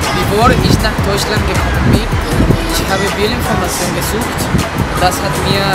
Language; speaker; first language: German; non-native, learner; Spanish